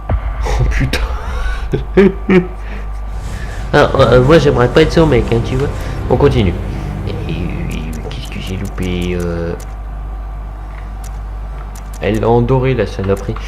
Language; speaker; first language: French; native; French